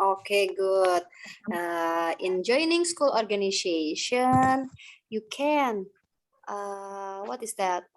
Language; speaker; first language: English; non-native, learner; Indonesian